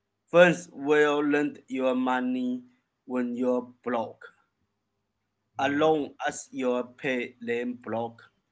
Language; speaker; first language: English; non-native, learner; Chinese